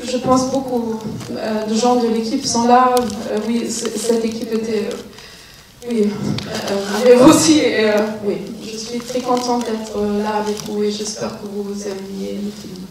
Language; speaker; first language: French; non-native, fluent; German